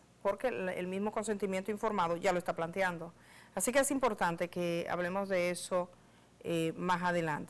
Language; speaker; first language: Spanish; native; Spanish